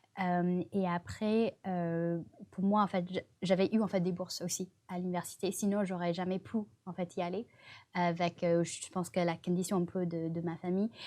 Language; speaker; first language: French; non-native, fluent; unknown